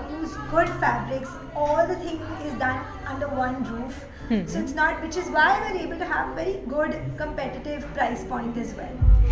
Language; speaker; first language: English; non-native, local second language; Gujarati